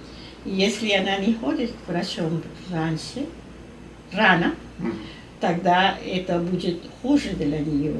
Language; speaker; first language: Russian; non-native, learner; Spanish